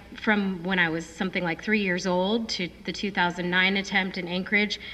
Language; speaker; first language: English; native; English